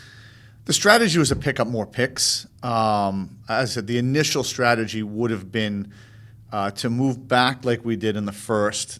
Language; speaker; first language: English; native; English